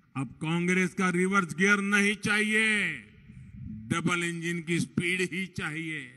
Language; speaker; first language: Hindi; non-native, local second language; Gujarati